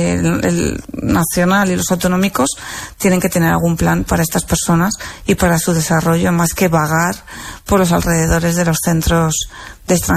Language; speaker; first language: Spanish; native; Spanish